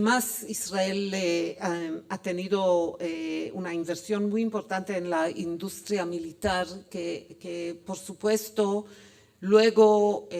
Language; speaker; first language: Spanish; non-native, fluent; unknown